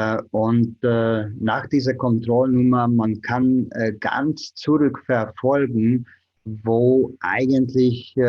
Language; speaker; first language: German; non-native, fluent; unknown